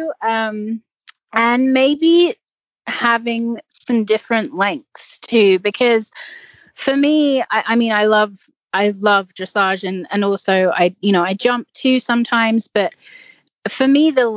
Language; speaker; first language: English; native; English